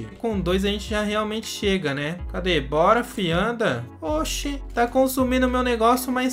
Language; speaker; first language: Portuguese; native; Portuguese